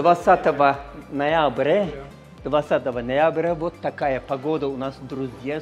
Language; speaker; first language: Russian; non-native, learner; Turkish